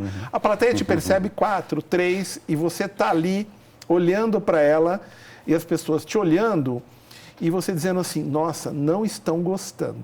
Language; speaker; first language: Portuguese; native; Portuguese